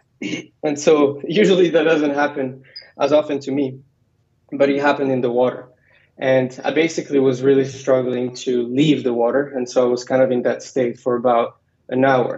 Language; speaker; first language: English; non-native, fluent; Arabic